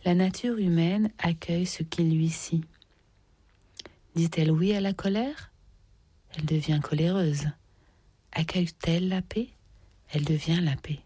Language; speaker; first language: French; native; French